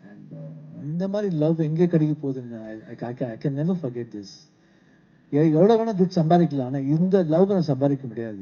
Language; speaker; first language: Tamil; non-native, local second language; Kannada